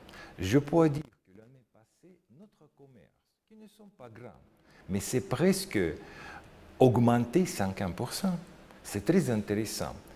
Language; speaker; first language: French; non-native, learner; Russian